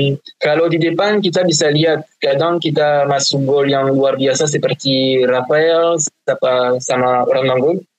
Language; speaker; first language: Indonesian; non-native, fluent; French